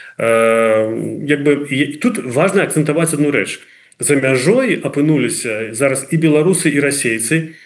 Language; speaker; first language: Belarusian; non-native, local second language; Russian